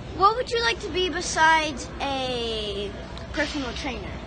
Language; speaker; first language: English; native; English